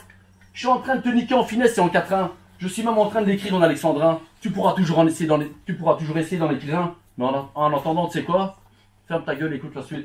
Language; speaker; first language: French; early bilingual, other home language; Turkish